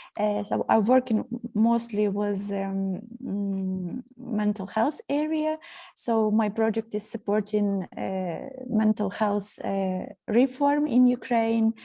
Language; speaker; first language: English; non-native, fluent; Ukrainian